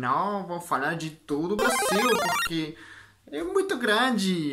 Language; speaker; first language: Portuguese; non-native, learner; French